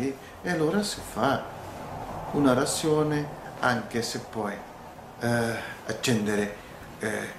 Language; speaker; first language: Italian; non-native, learner; Portuguese